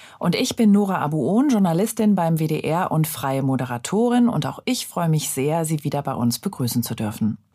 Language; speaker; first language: German; native; German